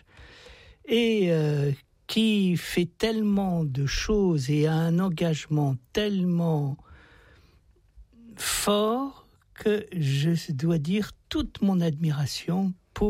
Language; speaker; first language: French; native; French